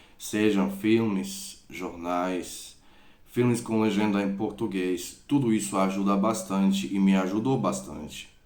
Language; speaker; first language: Portuguese; non-native, fluent; Croatian